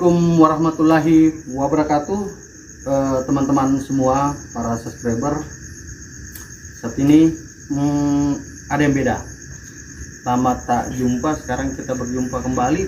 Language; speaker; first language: Indonesian; native; Indonesian